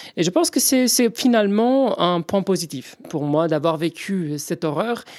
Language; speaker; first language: French; non-native, fluent; Romanian